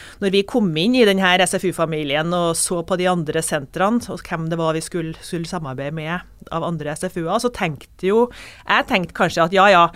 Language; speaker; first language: Norwegian; native; Norwegian